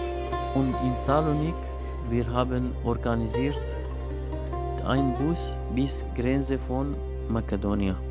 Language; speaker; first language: German; non-native, learner; Arabic